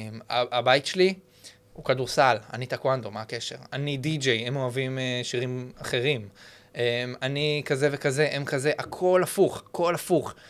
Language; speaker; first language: Hebrew; native; Hebrew